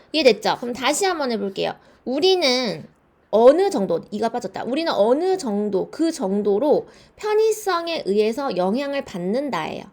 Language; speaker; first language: Korean; native; Korean